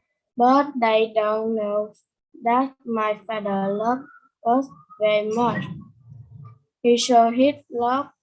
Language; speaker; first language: English; non-native, learner; Vietnamese